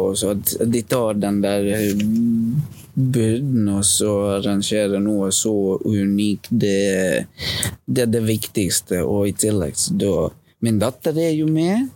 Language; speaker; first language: Norwegian; non-native, fluent; Latvian